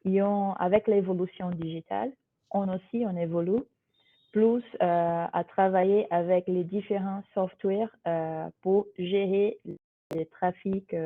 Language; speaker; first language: French; non-native, fluent; Portuguese